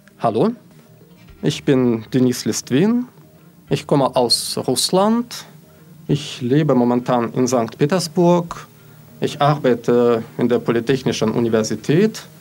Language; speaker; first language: German; non-native, fluent; Russian